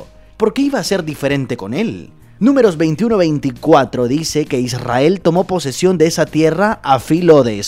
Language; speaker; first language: Spanish; native; Spanish